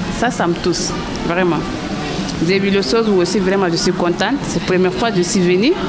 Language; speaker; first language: French; non-native, learner; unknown